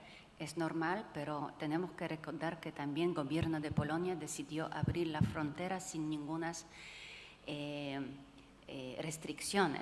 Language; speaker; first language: Spanish; non-native, fluent; Polish